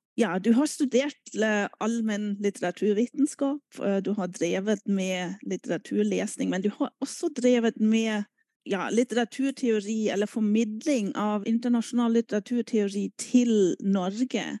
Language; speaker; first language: Norwegian; non-native, fluent; German